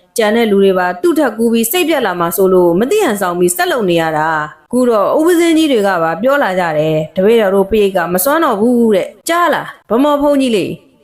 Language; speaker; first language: Burmese; native; Burmese